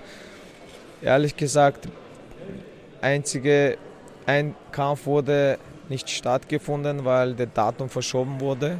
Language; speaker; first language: German; non-native, fluent; Chechen